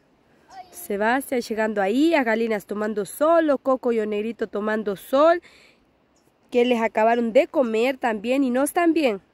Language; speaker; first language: Portuguese; non-native, fluent; Spanish